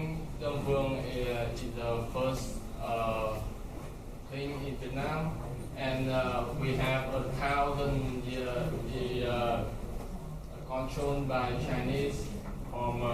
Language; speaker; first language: English; non-native, learner; Vietnamese